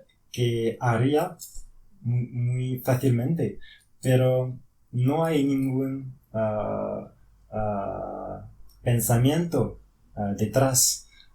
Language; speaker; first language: Spanish; non-native, fluent; French